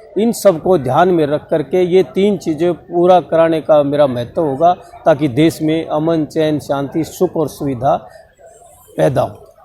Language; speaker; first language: Hindi; native; Hindi